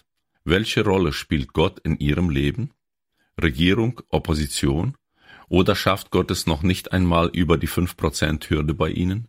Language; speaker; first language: German; native; German